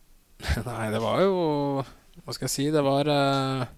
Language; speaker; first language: Norwegian; native; Norwegian